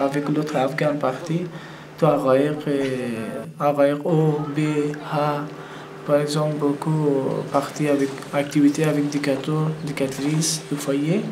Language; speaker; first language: French; non-native, learner; Persian